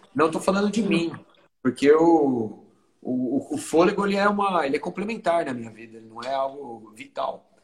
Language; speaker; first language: Portuguese; native; Portuguese